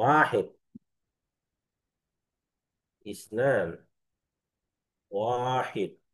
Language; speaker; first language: Arabic; non-native, fluent; Indonesian